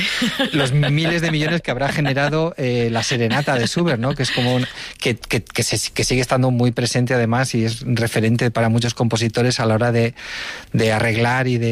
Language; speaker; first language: Spanish; native; Spanish